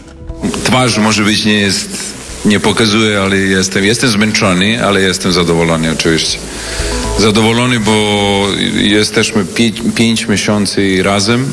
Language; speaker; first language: Polish; non-native, learner; Serbian